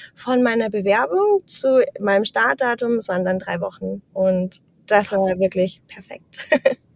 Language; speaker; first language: German; native; German